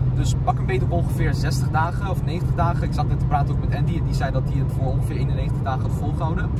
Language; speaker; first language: Dutch; native; Dutch